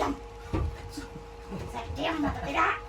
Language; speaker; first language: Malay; non-native, local second language; Javanese